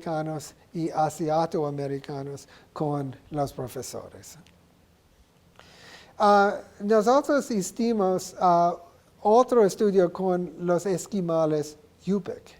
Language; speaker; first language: Spanish; non-native, learner; English